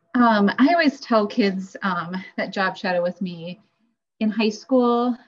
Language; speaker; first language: English; native; English